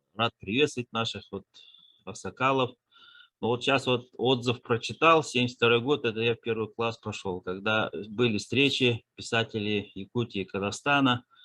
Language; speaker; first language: Russian; native; Russian